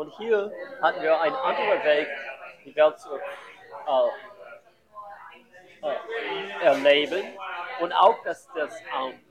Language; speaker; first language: German; non-native, learner; English